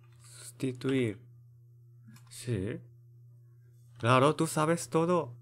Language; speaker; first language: Spanish; non-native, learner; Korean